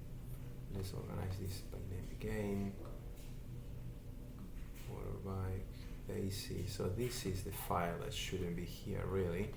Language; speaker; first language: English; non-native, fluent; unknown